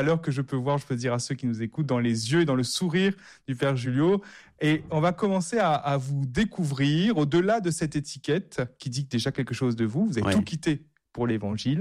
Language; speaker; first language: French; native; French